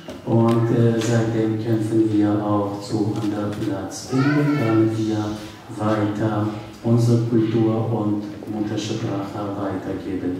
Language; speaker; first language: German; non-native, learner; Kurdish